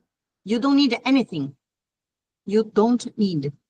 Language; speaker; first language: English; non-native, fluent; Portuguese